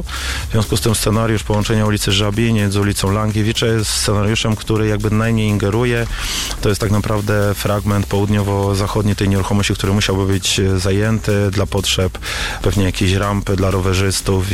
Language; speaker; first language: Polish; native; Polish